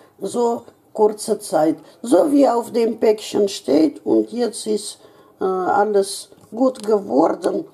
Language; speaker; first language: German; non-native, fluent; Russian